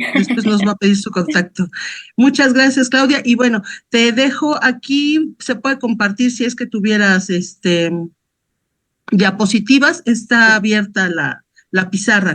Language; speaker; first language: Spanish; native; Spanish